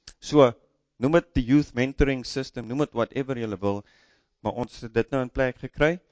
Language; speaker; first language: Afrikaans; native; Afrikaans